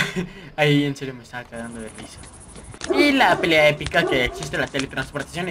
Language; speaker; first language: Spanish; native; Spanish